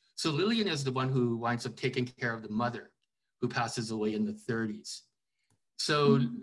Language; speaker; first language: English; native; English